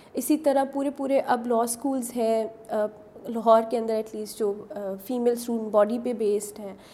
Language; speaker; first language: Urdu; native; Urdu